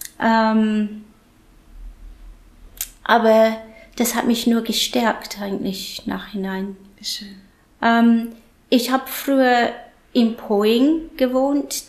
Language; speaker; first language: German; non-native, fluent; English